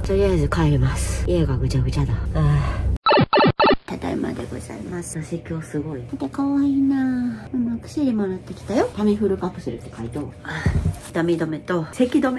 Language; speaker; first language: Japanese; native; Japanese